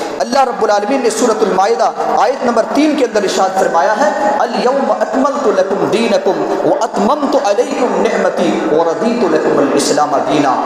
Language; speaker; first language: Urdu; native; Urdu